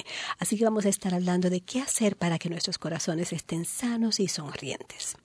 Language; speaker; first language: Spanish; native; Spanish